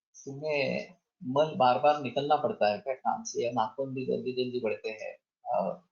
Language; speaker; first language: Hindi; non-native, local second language; Marathi